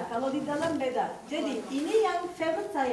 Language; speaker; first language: Indonesian; non-native, learner; Turkish